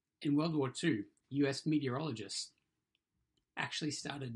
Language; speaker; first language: English; native; English